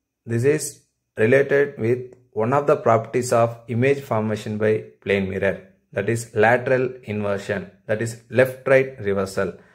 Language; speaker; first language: English; non-native, local second language; Tamil